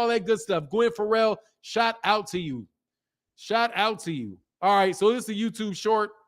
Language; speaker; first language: English; native; English